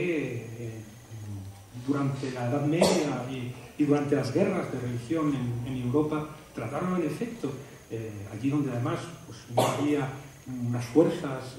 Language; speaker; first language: Spanish; native; Spanish